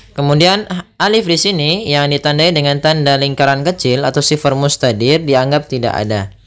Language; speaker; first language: Indonesian; native; Indonesian